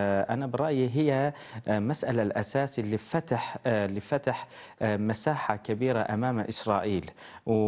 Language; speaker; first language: Arabic; non-native, fluent; Turkish